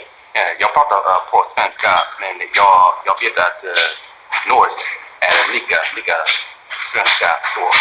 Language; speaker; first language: Swedish; non-native, learner; English